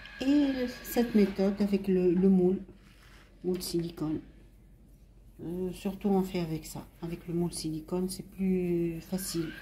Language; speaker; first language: French; non-native, local second language; Arabic